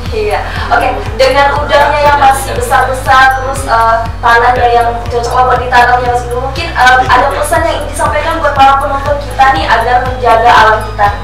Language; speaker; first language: Indonesian; native; Indonesian